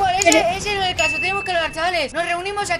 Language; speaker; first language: Spanish; native; Spanish